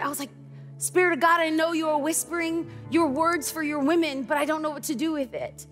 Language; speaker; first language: English; native; English